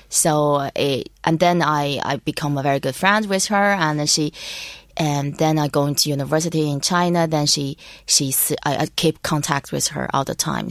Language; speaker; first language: English; non-native, learner; Chinese